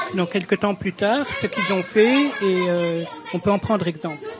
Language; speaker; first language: French; native; French